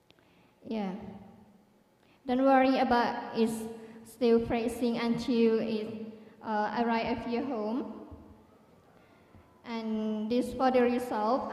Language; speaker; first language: English; non-native, learner; Thai